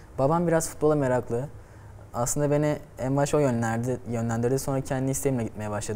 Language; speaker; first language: Turkish; native; Turkish